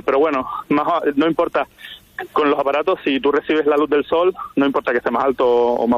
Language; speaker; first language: Spanish; non-native, local second language; Catalan